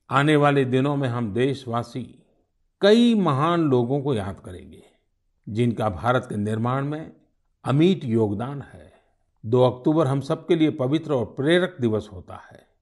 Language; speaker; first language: Hindi; non-native, local second language; Gujarati